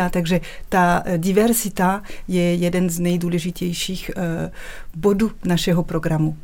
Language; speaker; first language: Czech; non-native, fluent; French